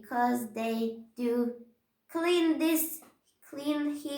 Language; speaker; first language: English; non-native, learner; Turkish